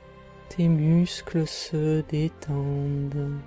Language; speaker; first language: French; native; French